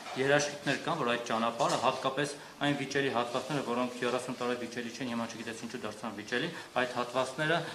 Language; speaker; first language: Armenian; native; Armenian